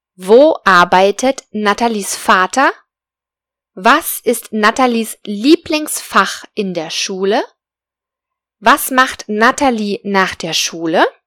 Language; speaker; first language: German; non-native, fluent; Spanish